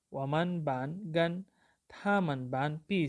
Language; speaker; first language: Chinese; non-native, fluent; Urdu